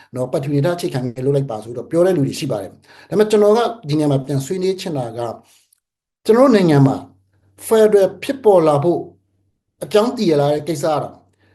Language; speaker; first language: Burmese; native; Burmese